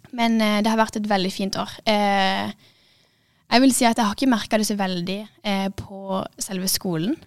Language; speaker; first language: Norwegian; native; Norwegian